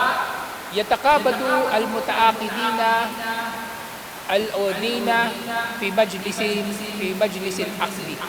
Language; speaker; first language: Arabic; non-native, fluent; Filipino